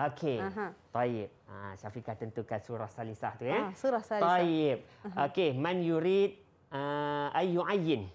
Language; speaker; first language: Arabic; non-native, fluent; Malay